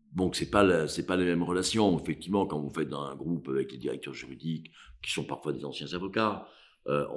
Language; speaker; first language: French; native; French